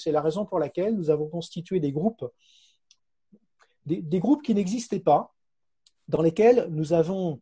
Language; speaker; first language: French; native; French